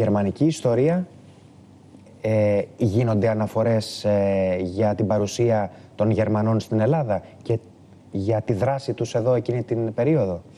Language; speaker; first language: Greek; native; Greek